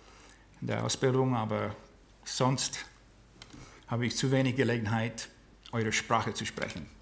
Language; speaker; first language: German; non-native, fluent; English